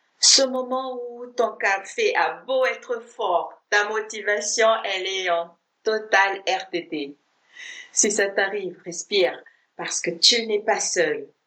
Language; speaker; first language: French; non-native, fluent; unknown